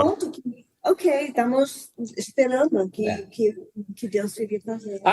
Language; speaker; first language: Portuguese; non-native, learner; English